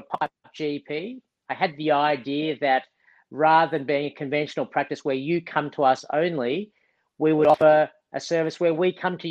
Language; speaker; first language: English; native; English